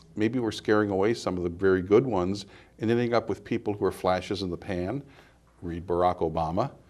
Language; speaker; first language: English; native; English